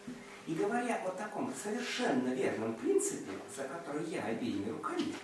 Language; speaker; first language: Russian; native; Russian